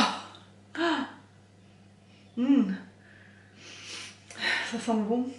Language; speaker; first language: French; native; French